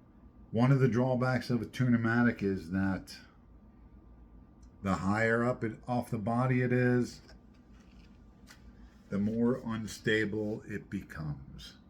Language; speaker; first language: English; native; English